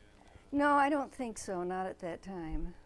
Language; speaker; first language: English; native; English